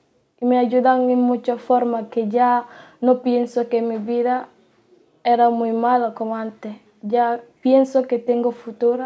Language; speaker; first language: Spanish; non-native, learner; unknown